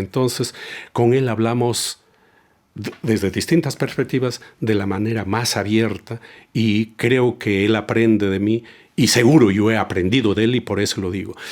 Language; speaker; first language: Spanish; native; Spanish